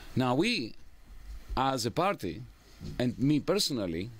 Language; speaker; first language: English; non-native, fluent; Greek